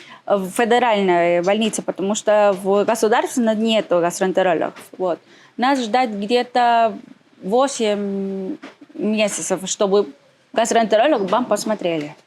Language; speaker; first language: Russian; non-native, learner; Spanish